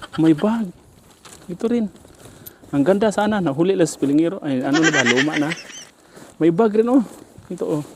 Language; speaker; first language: Filipino; native; Filipino